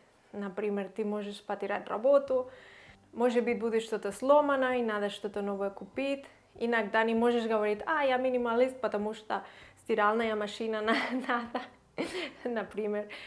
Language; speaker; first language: Russian; non-native, learner; Catalan